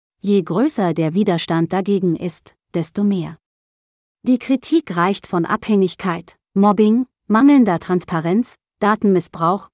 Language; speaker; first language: German; native; German